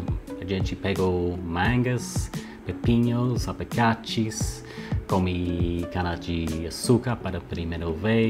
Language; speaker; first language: Portuguese; non-native, learner; English